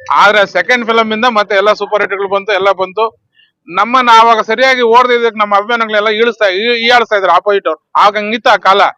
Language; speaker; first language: Kannada; non-native, local second language; Telugu